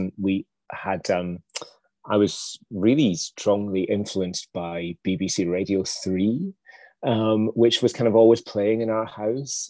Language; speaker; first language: English; native; English